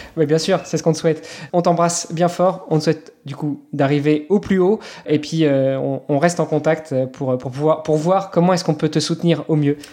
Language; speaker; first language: French; native; French